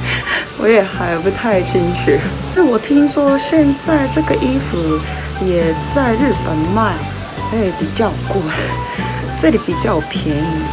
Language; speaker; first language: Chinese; non-native, learner; Japanese